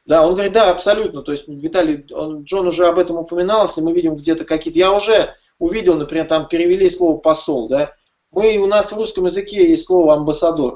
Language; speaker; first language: Russian; native; Russian